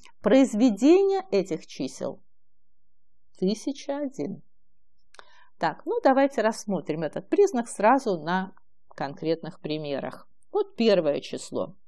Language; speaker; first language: Russian; native; Russian